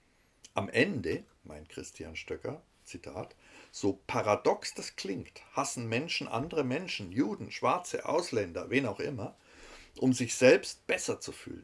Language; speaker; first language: German; native; German